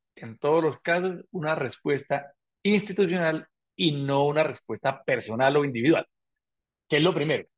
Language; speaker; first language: Spanish; native; Spanish